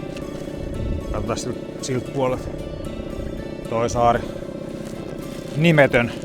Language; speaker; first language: Finnish; native; Finnish